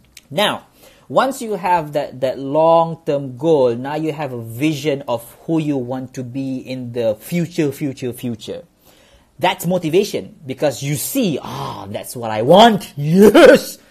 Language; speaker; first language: English; non-native, local second language; Malay